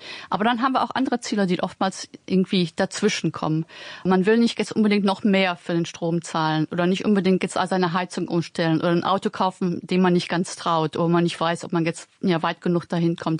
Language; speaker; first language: German; native; German